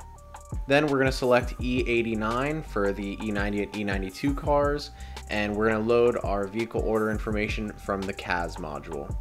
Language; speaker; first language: English; native; English